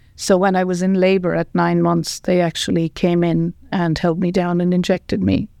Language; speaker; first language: English; native; English